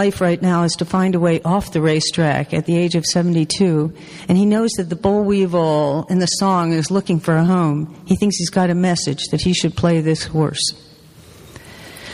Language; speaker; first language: English; native; English